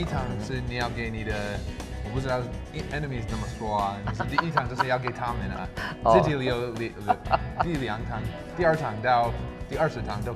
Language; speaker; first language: Chinese; non-native, fluent; English